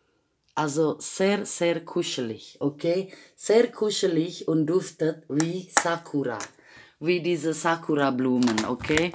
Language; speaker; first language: German; non-native, fluent; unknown